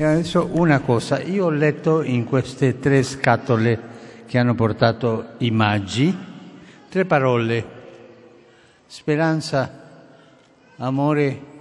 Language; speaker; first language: Italian; early bilingual, heritage; Spanish